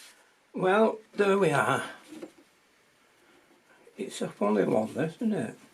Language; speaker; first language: English; native; English